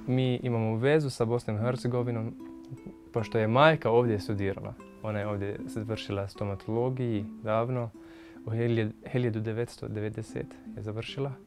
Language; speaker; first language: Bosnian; non-native, fluent; Arabic